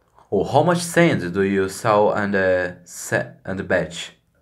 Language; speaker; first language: English; non-native, learner; Portuguese